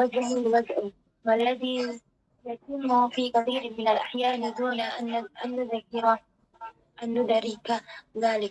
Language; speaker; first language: Arabic; non-native, learner; Indonesian